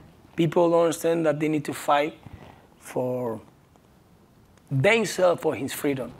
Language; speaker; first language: English; non-native, learner; Spanish